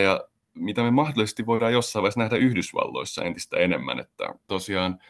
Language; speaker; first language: Finnish; native; Finnish